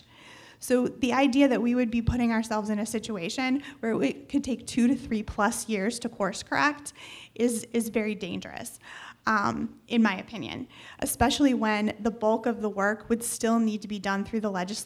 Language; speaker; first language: English; native; English